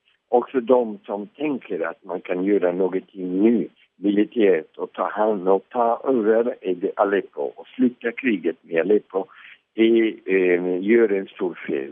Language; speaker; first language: Swedish; early bilingual, heritage; Swedish